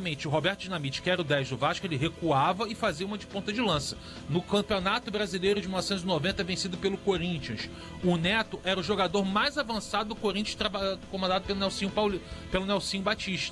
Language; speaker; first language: Portuguese; native; Portuguese